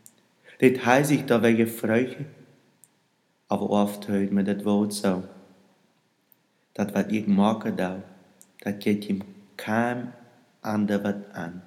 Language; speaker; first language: German; non-native, learner; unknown